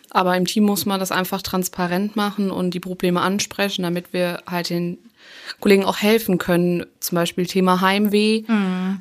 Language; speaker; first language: German; native; German